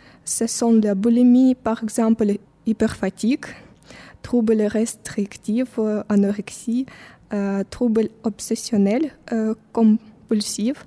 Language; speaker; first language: French; non-native, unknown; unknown